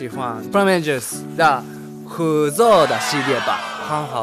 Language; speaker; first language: Chinese; non-native, learner; Japanese